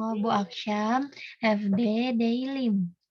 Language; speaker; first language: Turkish; non-native, learner; Indonesian